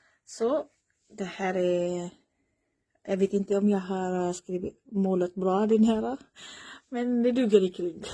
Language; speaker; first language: Swedish; non-native, learner; Filipino